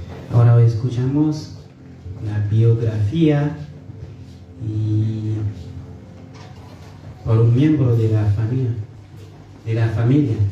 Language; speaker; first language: Spanish; non-native, learner; Haitian Creole